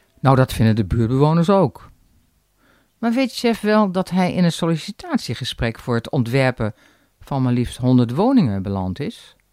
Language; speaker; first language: Dutch; native; Dutch